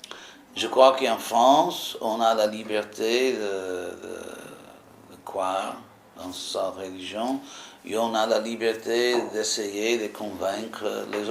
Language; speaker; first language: French; non-native, fluent; English